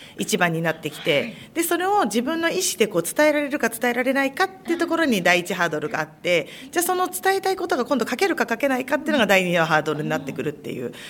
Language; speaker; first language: Japanese; native; Japanese